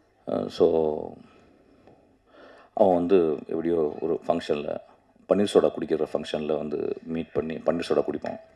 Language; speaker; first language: Tamil; native; Tamil